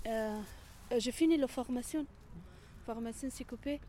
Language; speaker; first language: French; non-native, learner; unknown